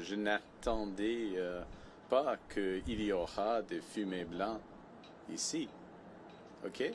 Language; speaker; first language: French; non-native, local second language; English